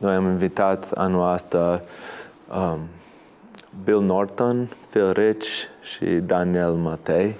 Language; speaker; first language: Romanian; non-native, fluent; English